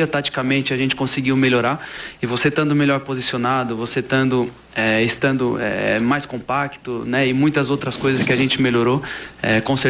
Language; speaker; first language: Portuguese; native; Portuguese